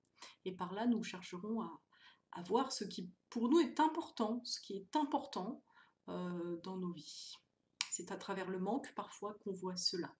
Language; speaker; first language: French; native; French